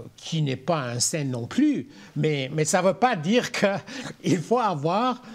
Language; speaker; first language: French; non-native, local second language; Armenian